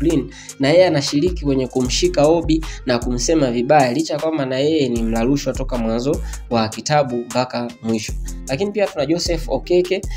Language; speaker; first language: Swahili; native; Swahili